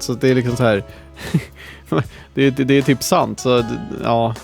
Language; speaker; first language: Swedish; native; Swedish